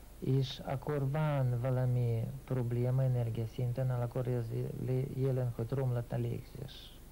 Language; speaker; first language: Hungarian; non-native, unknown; Russian